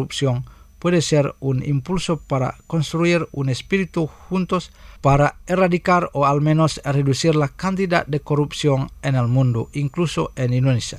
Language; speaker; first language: Spanish; non-native, fluent; Indonesian